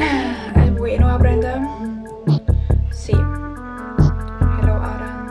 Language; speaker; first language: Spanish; non-native, learner; German